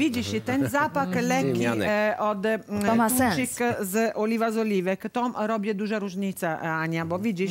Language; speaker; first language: Polish; non-native, learner; Italian